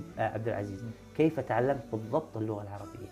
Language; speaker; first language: Arabic; native; Arabic